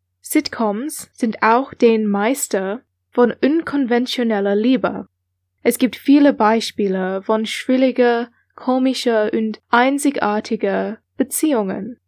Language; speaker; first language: German; non-native, learner; English